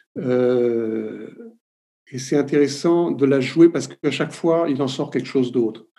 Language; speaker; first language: French; native; French